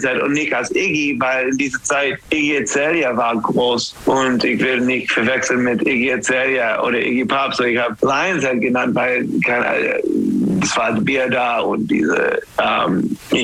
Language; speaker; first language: German; non-native, learner; English